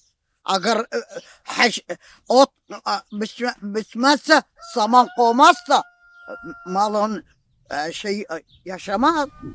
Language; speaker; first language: Turkish; non-native, local second language; Arabic